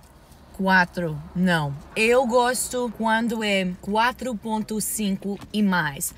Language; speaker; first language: Portuguese; non-native, learner; English